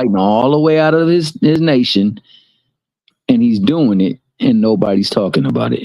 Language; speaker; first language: English; native; English